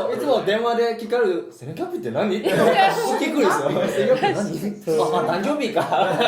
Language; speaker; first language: Japanese; non-native, fluent; Chinese